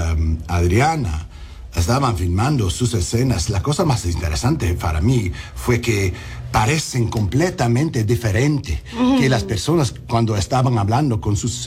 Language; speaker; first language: Spanish; early bilingual, heritage; English